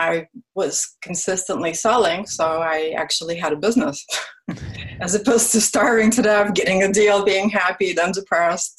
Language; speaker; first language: English; early bilingual, other home language; Ukrainian